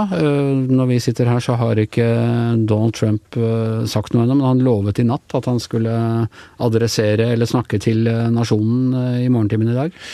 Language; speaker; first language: Norwegian; native; Norwegian